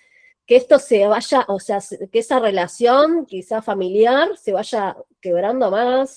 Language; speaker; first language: Spanish; native; Spanish